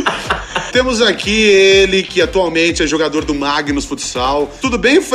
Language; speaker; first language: Portuguese; native; Portuguese